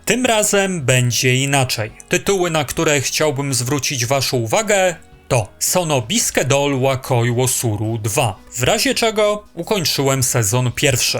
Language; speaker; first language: Polish; native; Polish